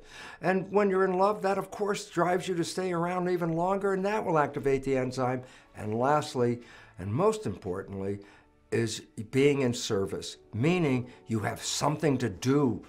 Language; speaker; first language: English; native; English